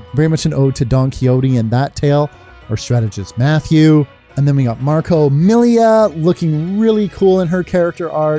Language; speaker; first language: English; native; English